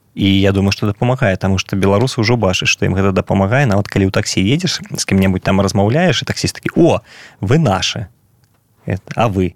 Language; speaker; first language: Belarusian; non-native, local second language; Russian